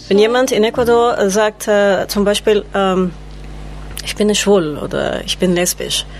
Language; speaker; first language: German; non-native, learner; Spanish